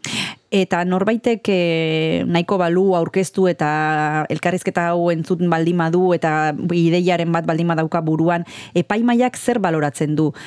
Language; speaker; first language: Basque; native; Basque